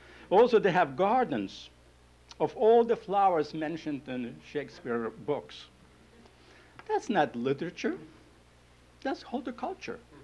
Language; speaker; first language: English; non-native, fluent; Lithuanian